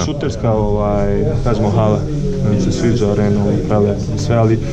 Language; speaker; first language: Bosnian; early bilingual, heritage; Croatian